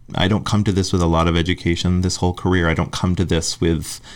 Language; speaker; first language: English; native; English